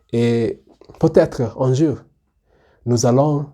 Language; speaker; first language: French; non-native, learner; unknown